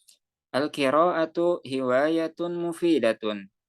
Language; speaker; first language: Arabic; non-native, fluent; Indonesian